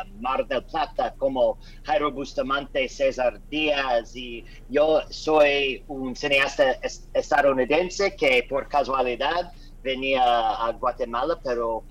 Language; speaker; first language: Spanish; non-native, learner; English